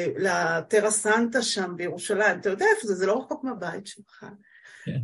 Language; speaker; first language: Hebrew; native; Hebrew